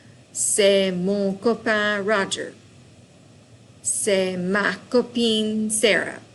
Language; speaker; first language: French; non-native, fluent; English